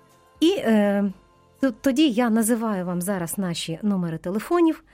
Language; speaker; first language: Ukrainian; native; Ukrainian